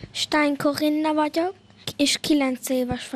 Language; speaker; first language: Hungarian; early bilingual, heritage; Hungarian